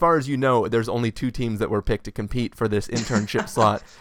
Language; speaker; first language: English; native; English